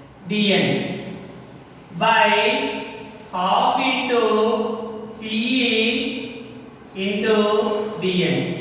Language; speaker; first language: English; non-native, local second language; Telugu